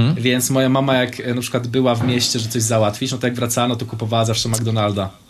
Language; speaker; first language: Polish; native; Polish